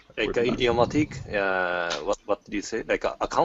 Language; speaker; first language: English; non-native, learner; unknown